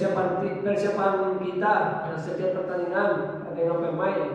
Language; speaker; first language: Indonesian; non-native, fluent; Portuguese